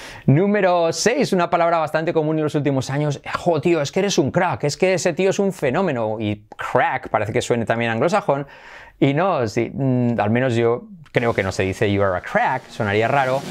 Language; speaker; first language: Spanish; native; Spanish